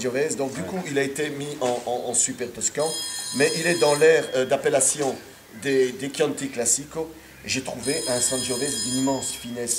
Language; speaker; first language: French; native; French